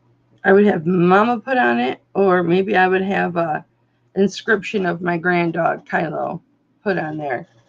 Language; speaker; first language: English; native; English